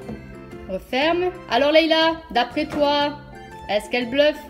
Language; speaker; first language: French; native; French